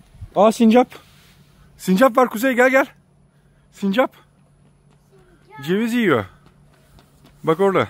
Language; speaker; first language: Turkish; native; Turkish